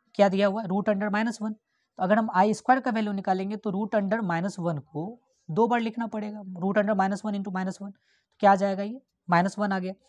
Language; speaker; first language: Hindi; native; Hindi